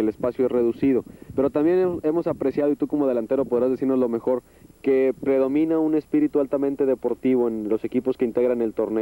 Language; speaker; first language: Spanish; native; Spanish